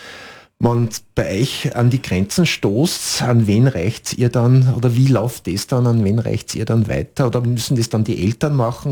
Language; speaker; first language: German; native; German